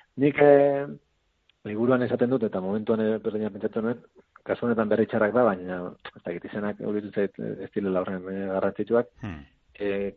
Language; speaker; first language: Basque; native; Basque